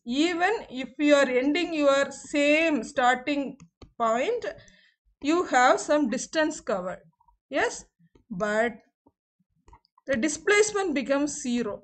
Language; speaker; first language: English; non-native, local second language; Tamil